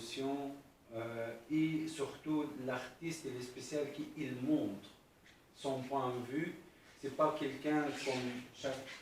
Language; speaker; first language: French; non-native, fluent; Arabic